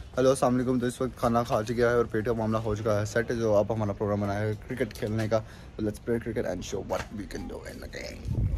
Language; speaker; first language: Urdu; native; Urdu